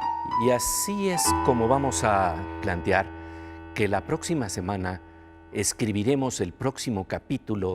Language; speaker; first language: Spanish; native; Spanish